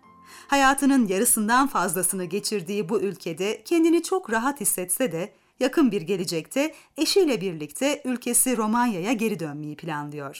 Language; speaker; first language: Turkish; native; Turkish